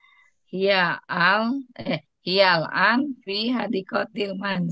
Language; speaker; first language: Arabic; non-native, learner; Indonesian